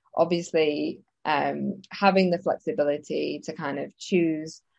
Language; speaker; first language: English; native; English